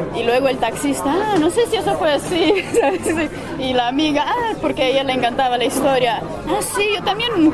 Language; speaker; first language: Spanish; non-native, fluent; Czech